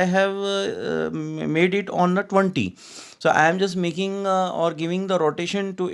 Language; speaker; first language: English; non-native, local second language; Hindi